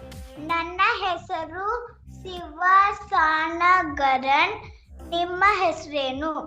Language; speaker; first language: Kannada; non-native, learner; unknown